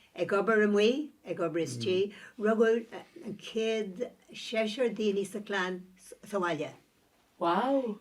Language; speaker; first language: Irish; non-native, local second language; English